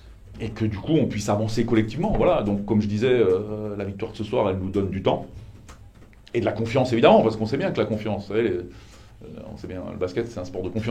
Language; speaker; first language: French; native; French